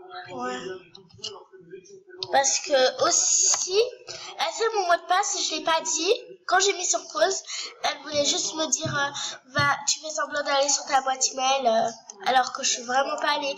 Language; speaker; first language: French; native; French